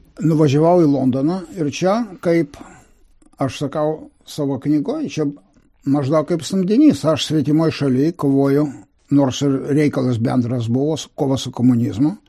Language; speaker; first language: Lithuanian; non-native, local second language; Russian